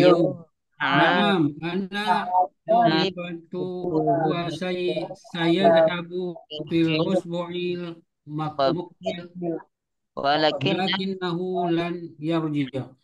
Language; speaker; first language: Arabic; non-native, learner; Indonesian